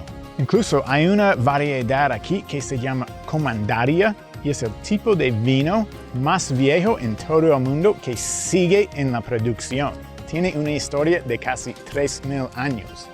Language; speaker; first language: Spanish; early bilingual, heritage; English